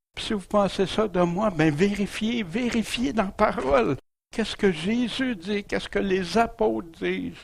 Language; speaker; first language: French; native; French